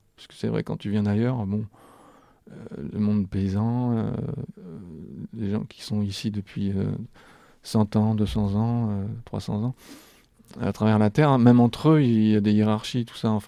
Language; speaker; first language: French; native; French